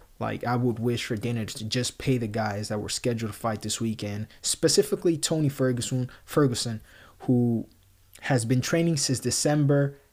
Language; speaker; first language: English; non-native, local second language; Spanish